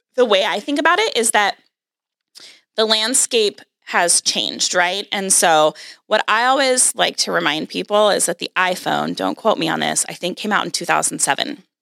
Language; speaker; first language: English; native; English